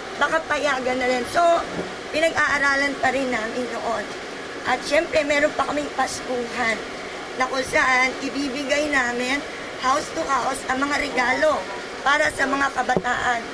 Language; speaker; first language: Filipino; native; Filipino